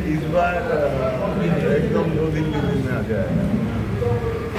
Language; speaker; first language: Hindi; non-native, local second language; Bangla